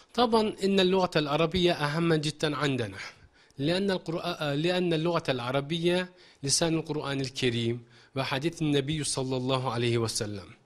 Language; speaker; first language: Arabic; non-native, fluent; Turkish